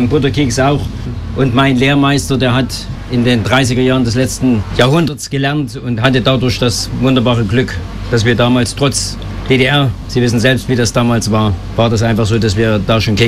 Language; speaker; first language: German; native; German